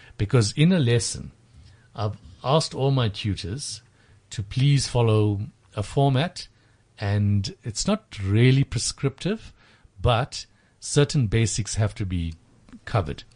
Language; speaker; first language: English; native; English